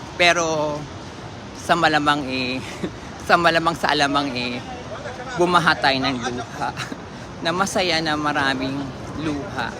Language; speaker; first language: Filipino; native; Filipino